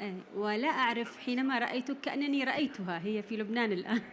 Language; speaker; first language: Arabic; native; Arabic